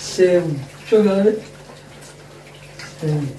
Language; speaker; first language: Russian; non-native, fluent; Tajik